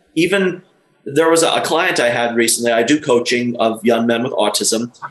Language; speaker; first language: English; native; English